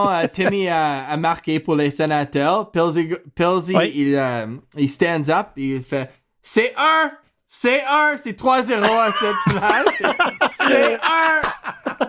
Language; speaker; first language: French; non-native, learner; English